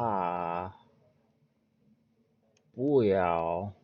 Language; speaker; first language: Chinese; non-native, learner; English